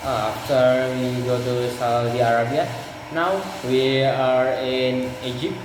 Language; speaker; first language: English; non-native, learner; Indonesian